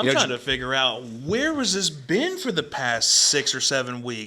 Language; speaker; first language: English; native; English